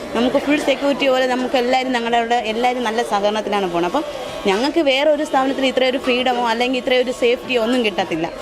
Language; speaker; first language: Malayalam; native; Malayalam